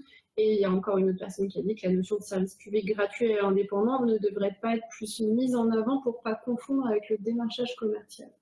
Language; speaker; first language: French; native; French